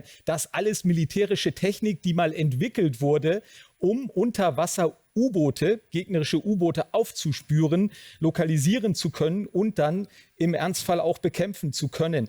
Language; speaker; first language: German; native; German